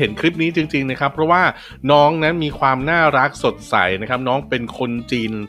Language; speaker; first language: Thai; native; Thai